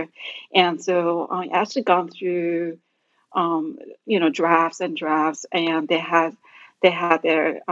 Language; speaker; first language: English; non-native, fluent; Min Nan Chinese